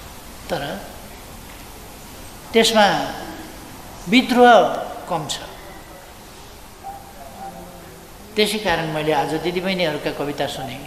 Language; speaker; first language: Nepali; native; Nepali